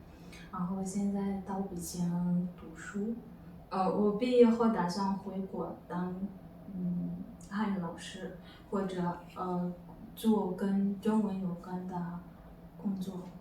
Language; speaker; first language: Chinese; non-native, fluent; Malagasy